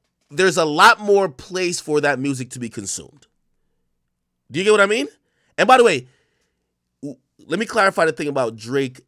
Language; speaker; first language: English; native; English